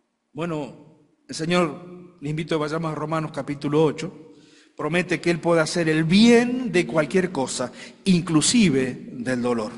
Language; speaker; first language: Spanish; native; Spanish